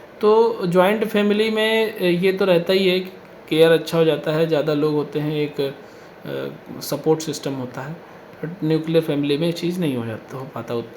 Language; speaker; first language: Hindi; native; Hindi